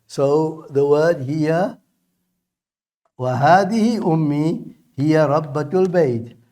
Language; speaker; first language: Arabic; non-native, fluent; English